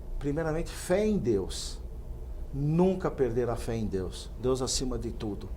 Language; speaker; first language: Portuguese; native; Portuguese